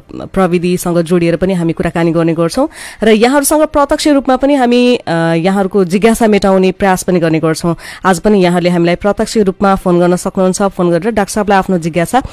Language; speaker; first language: Nepali; native; Nepali